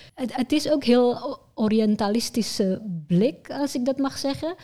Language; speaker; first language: Dutch; non-native, fluent; Indonesian